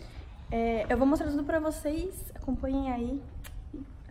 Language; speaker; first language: Portuguese; native; Portuguese